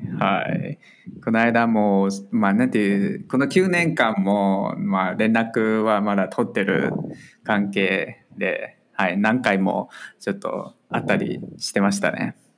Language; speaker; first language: Japanese; native; Japanese